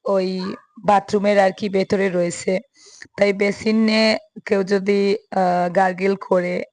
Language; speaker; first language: Bangla; native; Bangla